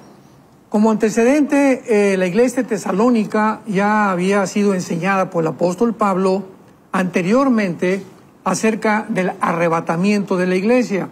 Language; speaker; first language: Spanish; native; Spanish